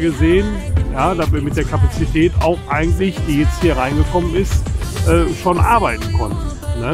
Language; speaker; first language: German; native; German